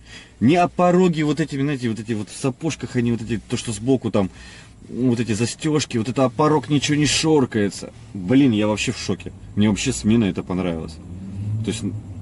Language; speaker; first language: Russian; native; Russian